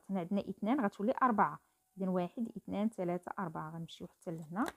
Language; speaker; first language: Arabic; native; Arabic